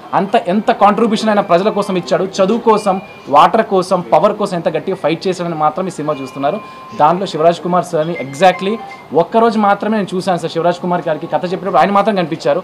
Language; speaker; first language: Telugu; native; Telugu